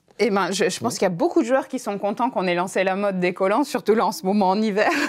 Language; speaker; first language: French; native; French